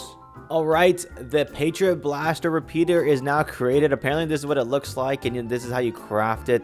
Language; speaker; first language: English; native; English